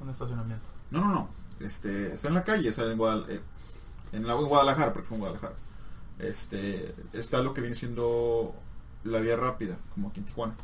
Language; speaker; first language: Spanish; native; Spanish